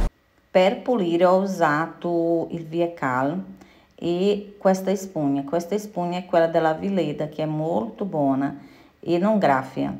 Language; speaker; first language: Italian; non-native, fluent; Portuguese